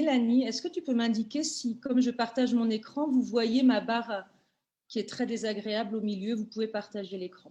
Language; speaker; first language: French; native; French